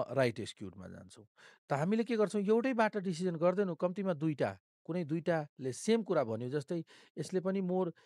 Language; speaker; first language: Nepali; non-native, local second language; Maithili